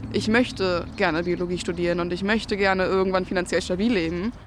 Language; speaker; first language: German; native; German